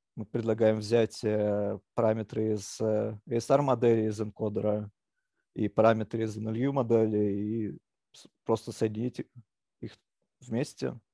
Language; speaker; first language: Russian; native; Russian